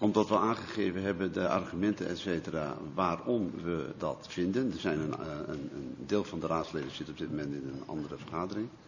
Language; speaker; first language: Dutch; native; Dutch